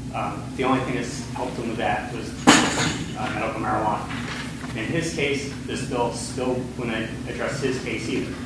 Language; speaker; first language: English; native; English